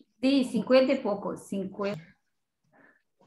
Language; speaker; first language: Spanish; non-native, learner; Portuguese